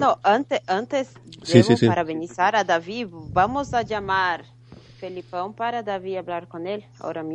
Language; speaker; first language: Spanish; non-native, fluent; Portuguese